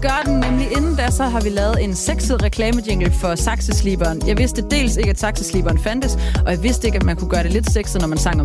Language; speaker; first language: Danish; native; Danish